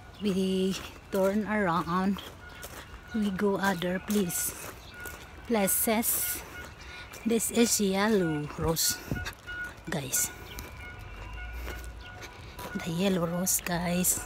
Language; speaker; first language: English; non-native, learner; Filipino